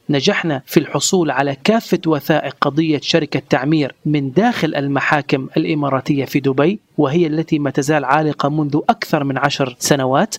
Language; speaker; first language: Arabic; native; Arabic